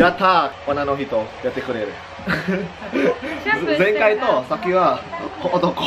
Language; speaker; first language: Japanese; non-native, fluent; Indonesian